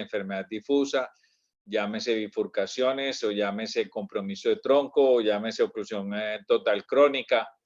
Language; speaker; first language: Spanish; native; Spanish